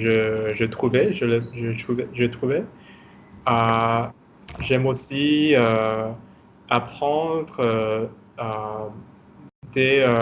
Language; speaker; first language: French; non-native, fluent; Vietnamese